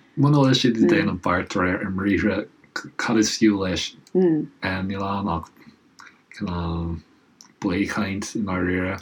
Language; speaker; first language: Irish; non-native, local second language; English